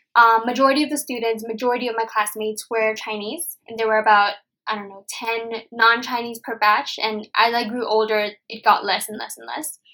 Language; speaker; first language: English; non-native, local second language; Nepali